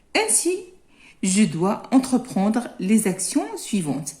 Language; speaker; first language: French; non-native, local second language; Arabic